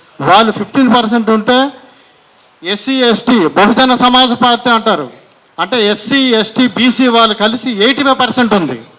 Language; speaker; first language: Telugu; native; Telugu